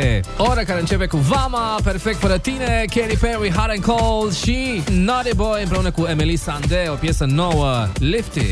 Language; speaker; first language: Romanian; native; Romanian